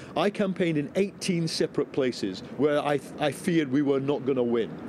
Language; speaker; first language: English; native; English